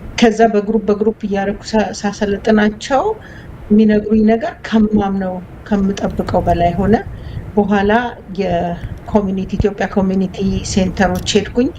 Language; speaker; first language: Amharic; native; Amharic